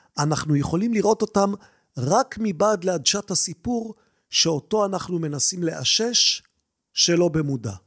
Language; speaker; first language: Hebrew; native; Hebrew